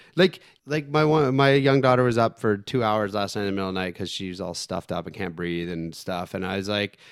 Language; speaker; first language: English; native; English